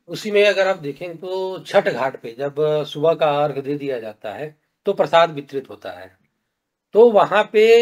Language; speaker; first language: Hindi; native; Hindi